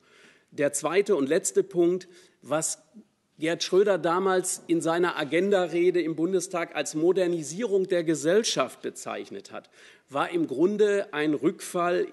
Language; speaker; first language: German; native; German